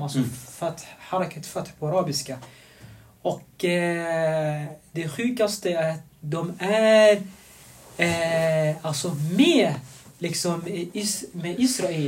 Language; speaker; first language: Swedish; non-native, fluent; Arabic